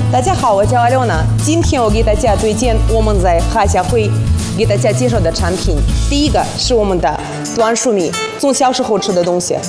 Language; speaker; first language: Chinese; non-native, fluent; Russian